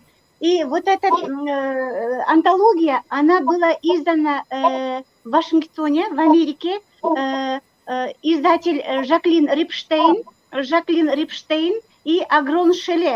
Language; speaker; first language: Russian; non-native, local second language; Kyrgyz